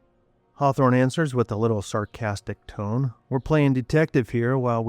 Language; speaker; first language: English; native; English